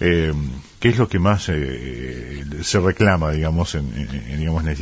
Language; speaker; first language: Spanish; native; Spanish